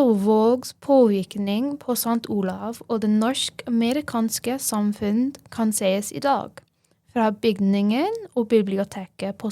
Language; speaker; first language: Norwegian; non-native, fluent; English